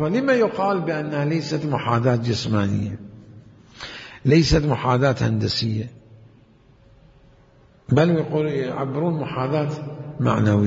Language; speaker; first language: Arabic; native; Arabic